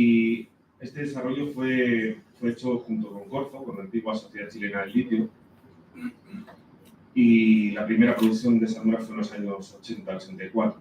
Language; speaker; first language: Spanish; native; Spanish